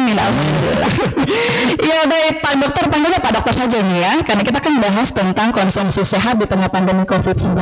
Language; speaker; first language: Indonesian; native; Indonesian